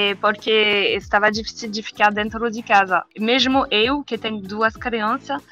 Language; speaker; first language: Portuguese; non-native, learner; French